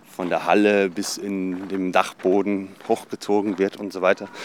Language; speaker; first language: German; non-native, fluent; Danish